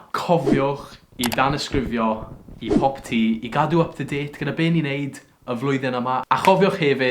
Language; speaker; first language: Welsh; native; Welsh